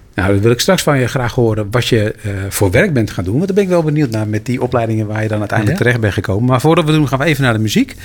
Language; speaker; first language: Dutch; native; Dutch